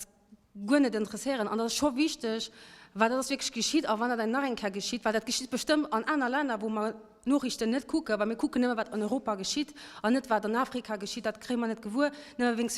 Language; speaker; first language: German; non-native, local second language; Luxembourgish